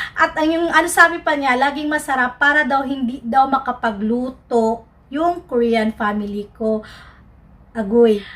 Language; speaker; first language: Filipino; non-native, local second language; Cebuano